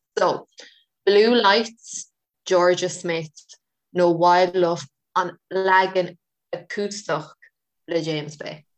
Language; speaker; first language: Irish; non-native, local second language; English